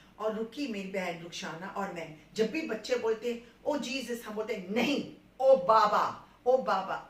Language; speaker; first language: Hindi; native; Hindi